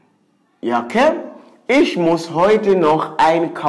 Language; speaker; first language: German; non-native, learner; Swahili